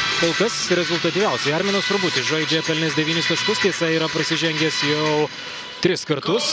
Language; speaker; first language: Lithuanian; native; Lithuanian